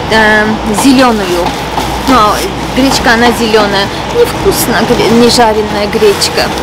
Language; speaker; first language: Russian; non-native, local second language; Armenian